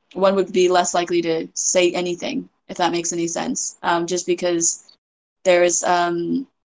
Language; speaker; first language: English; native; English